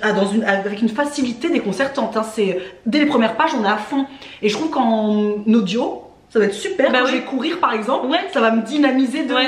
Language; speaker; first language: French; native; French